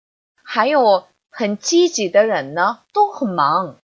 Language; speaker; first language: Chinese; non-native, fluent; Korean